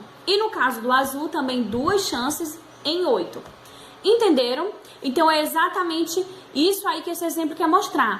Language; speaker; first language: Portuguese; native; Portuguese